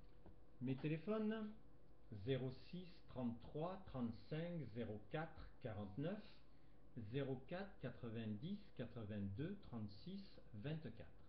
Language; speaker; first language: French; native; French